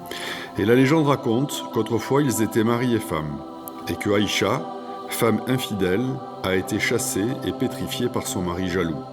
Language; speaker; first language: French; native; French